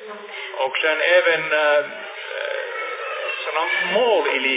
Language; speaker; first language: Swedish; non-native, fluent; Finnish